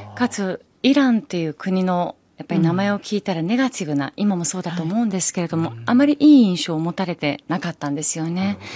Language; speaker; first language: Japanese; early bilingual, other home language; Persian